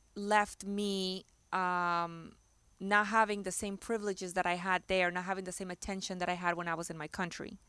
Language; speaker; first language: English; early bilingual, other home language; Spanish